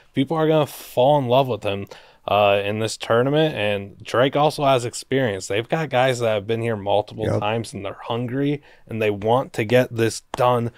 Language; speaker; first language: English; native; English